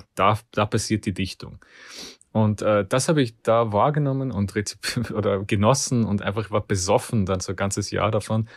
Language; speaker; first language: German; native; German